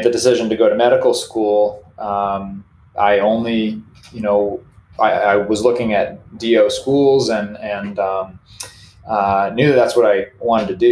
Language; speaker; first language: English; native; English